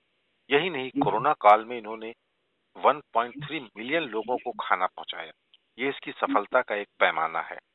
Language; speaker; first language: Hindi; native; Hindi